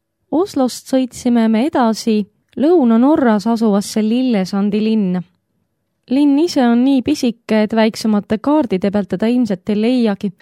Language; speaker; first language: Estonian; native; Estonian